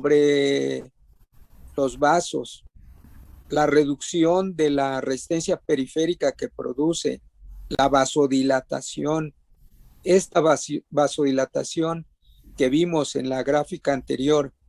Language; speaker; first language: Spanish; native; Spanish